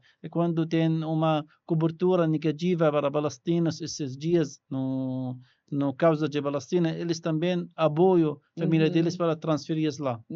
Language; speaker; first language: Portuguese; non-native, learner; Arabic